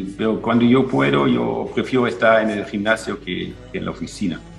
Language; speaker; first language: Spanish; non-native, fluent; German